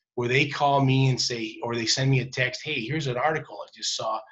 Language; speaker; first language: English; native; English